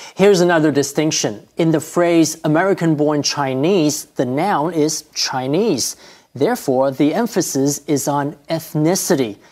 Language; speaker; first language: English; native; English